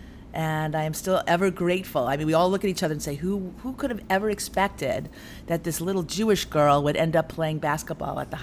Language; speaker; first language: English; native; English